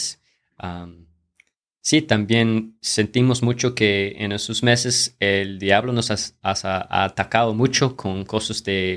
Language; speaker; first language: Spanish; non-native, fluent; English